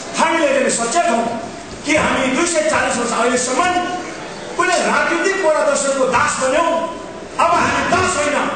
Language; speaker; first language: Nepali; non-native, local second language; Sherpa